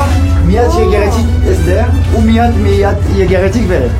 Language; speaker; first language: Armenian; non-native, learner; French